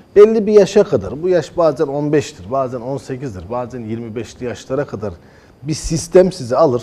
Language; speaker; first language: Turkish; early bilingual, heritage; Turkish